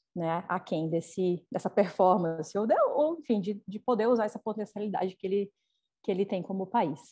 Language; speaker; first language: Portuguese; native; Portuguese